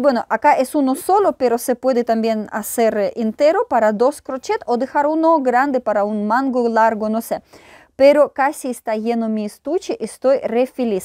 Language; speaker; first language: Spanish; non-native, fluent; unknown